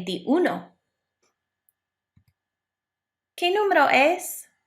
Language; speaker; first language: Spanish; non-native, fluent; English